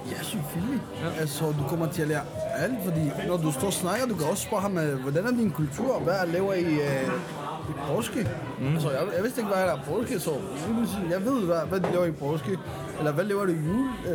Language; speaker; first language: Danish; non-native, fluent; Spanish